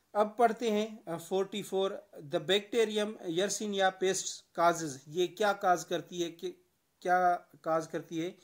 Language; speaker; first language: Urdu; non-native, local second language; Sindhi